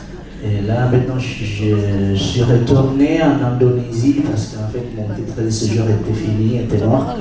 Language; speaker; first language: French; non-native, fluent; Indonesian